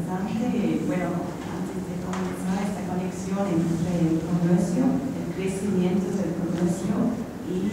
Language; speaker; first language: Spanish; non-native, fluent; English